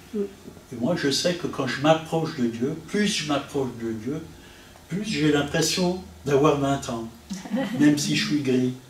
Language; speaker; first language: French; non-native, fluent; Italian